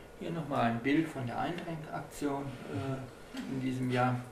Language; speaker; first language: German; native; German